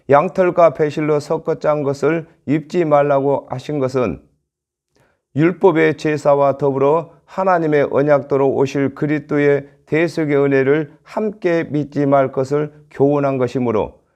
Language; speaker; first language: Korean; native; Korean